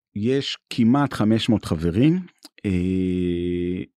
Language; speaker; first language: Hebrew; native; Hebrew